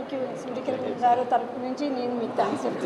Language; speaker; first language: Telugu; non-native, fluent; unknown